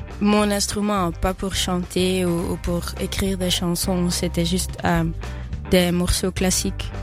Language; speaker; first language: French; non-native, fluent; Dutch